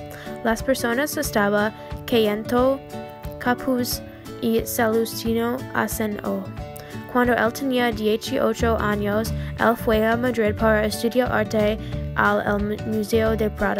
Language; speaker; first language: Spanish; non-native, learner; English